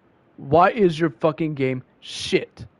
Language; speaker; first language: English; native; English